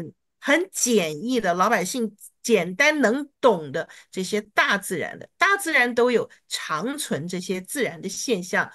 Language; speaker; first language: Chinese; native; Chinese